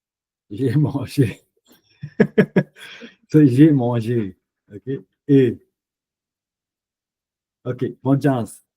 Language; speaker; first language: French; non-native, fluent; Punjabi